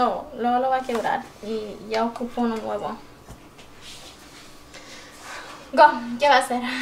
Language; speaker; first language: Spanish; early bilingual, heritage; Spanish